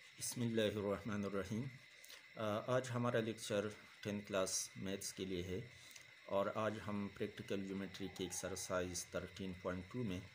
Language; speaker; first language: Urdu; non-native, local second language; Pashto